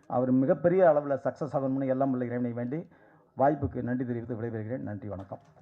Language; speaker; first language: Tamil; native; Tamil